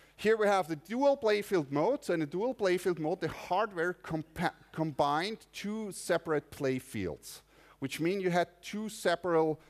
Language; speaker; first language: English; non-native, fluent; German